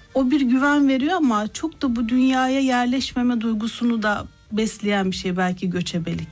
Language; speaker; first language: Turkish; native; Turkish